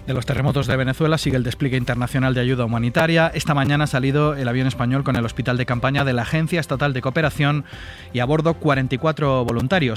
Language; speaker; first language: Spanish; native; Spanish